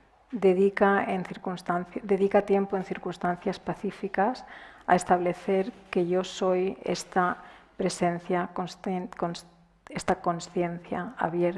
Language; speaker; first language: Spanish; native; Spanish